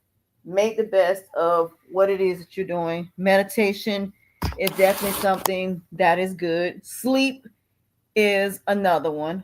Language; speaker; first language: English; native; English